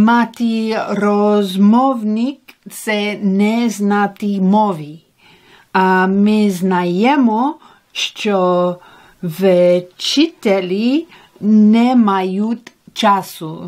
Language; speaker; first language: Ukrainian; non-native, learner; English